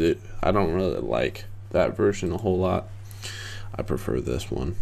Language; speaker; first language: English; native; English